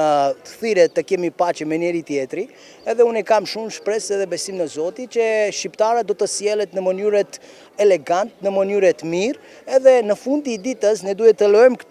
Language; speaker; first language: Albanian; non-native, learner; Romanian